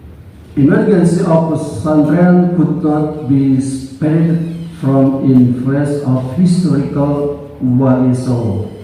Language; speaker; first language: English; non-native, learner; Indonesian